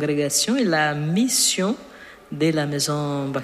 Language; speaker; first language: French; non-native, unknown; Portuguese